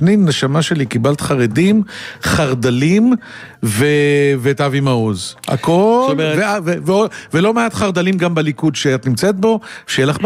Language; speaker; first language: Hebrew; native; Hebrew